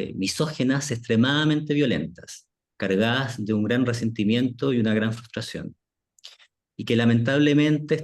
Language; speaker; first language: Spanish; native; Spanish